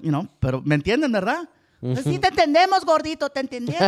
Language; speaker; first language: Spanish; early bilingual, heritage; Spanish